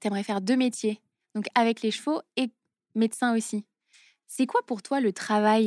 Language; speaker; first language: French; native; French